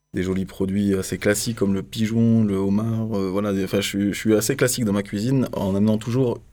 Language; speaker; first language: French; native; French